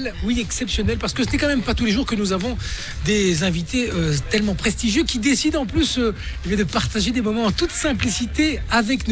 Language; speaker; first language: French; native; French